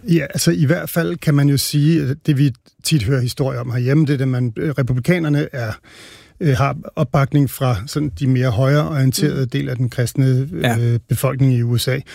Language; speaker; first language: Danish; native; Danish